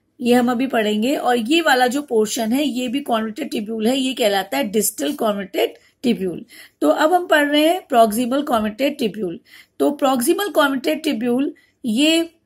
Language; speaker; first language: Hindi; native; Hindi